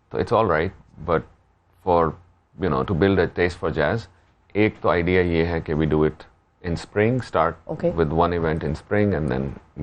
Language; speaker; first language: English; non-native, local second language; Urdu